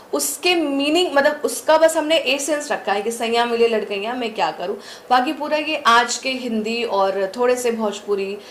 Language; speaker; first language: Hindi; native; Hindi